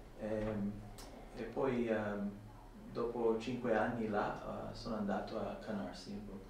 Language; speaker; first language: Italian; non-native, fluent; English